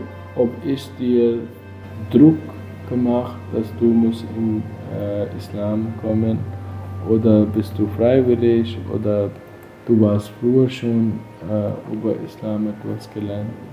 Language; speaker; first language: German; non-native, learner; Urdu